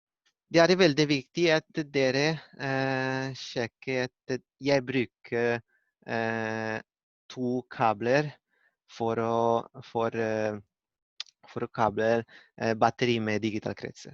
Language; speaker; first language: Norwegian; non-native, learner; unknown